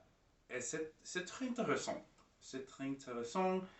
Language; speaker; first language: French; non-native, learner; English